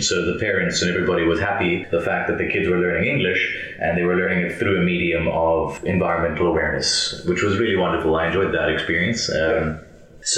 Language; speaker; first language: English; native; English